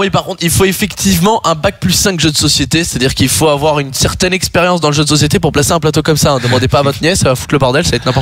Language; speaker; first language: French; native; French